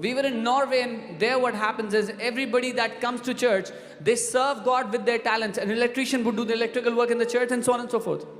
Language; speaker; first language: English; non-native, local second language; Hindi